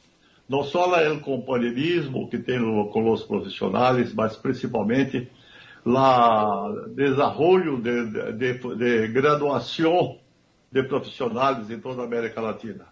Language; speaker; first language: Spanish; non-native, learner; Portuguese